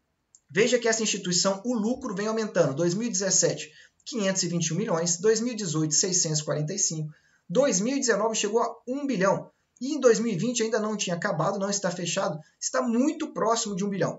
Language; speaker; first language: Portuguese; native; Portuguese